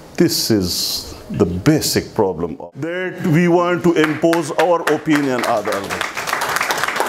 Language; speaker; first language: English; non-native, local second language; Pashto